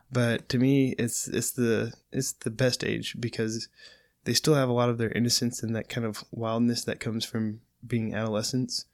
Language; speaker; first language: English; native; English